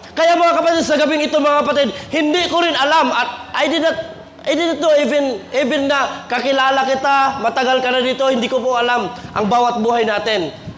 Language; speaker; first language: Filipino; non-native, local second language; Cebuano